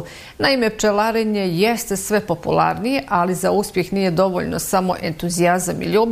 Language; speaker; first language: Serbian; native; Serbian